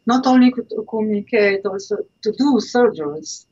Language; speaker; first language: English; non-native, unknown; Slovenian